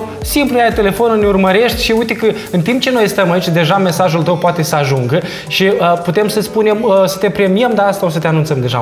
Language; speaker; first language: Romanian; native; Romanian